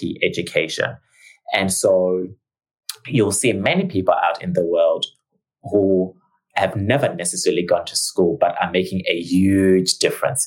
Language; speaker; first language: English; non-native, local second language; Shona